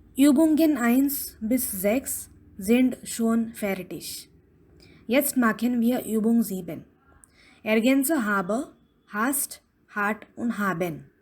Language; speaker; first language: German; non-native, fluent; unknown